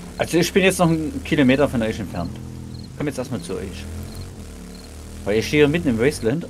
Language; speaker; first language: German; native; German